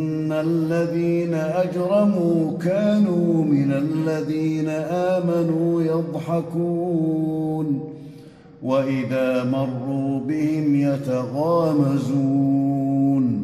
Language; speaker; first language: Arabic; native; Arabic